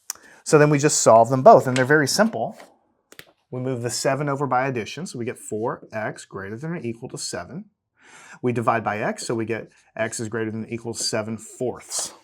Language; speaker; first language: English; native; English